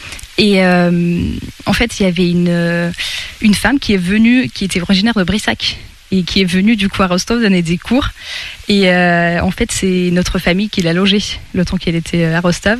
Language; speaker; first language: French; non-native, fluent; Russian